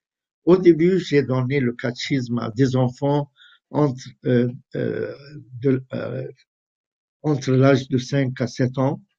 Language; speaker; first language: French; non-native, fluent; Arabic